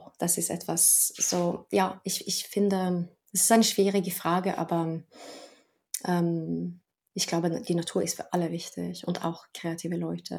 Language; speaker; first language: German; non-native, fluent; Norwegian